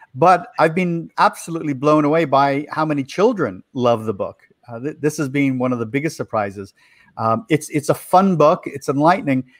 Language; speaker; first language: English; native; English